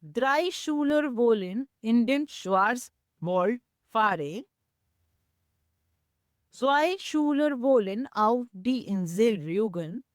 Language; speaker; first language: German; non-native, learner; Hindi